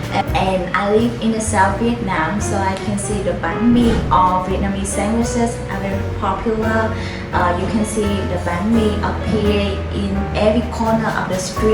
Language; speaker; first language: English; non-native, fluent; Vietnamese